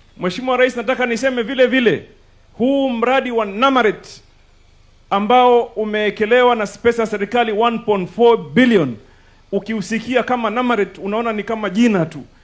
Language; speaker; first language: Swahili; native; Swahili